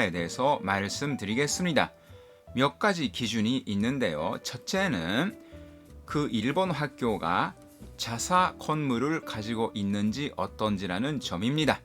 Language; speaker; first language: Korean; non-native, fluent; Japanese